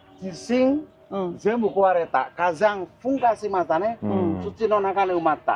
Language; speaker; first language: Japanese; non-native, learner; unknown